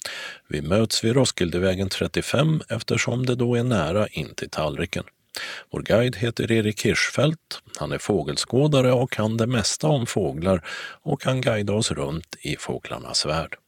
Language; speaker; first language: Swedish; native; Swedish